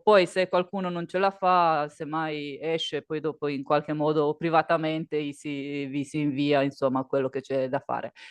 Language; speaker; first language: Italian; native; Italian